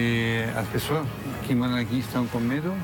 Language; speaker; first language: Portuguese; non-native, learner; Spanish